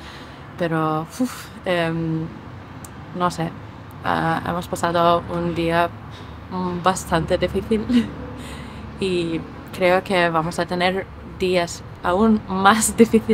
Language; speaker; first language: Spanish; non-native, fluent; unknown